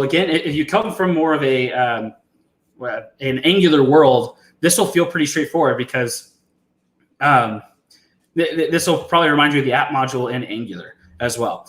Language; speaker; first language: English; native; English